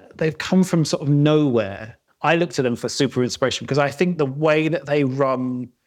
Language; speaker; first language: English; native; English